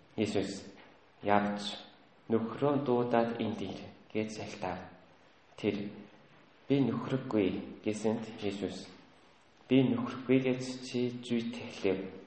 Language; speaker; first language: Mongolian; native; Mongolian